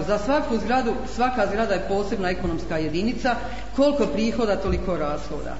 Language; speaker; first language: Croatian; native; Croatian